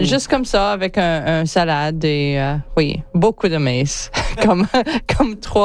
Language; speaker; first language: French; non-native, learner; English